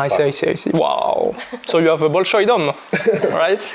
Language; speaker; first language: English; non-native, learner; French